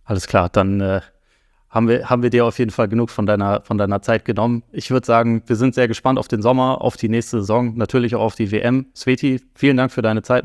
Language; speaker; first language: German; native; German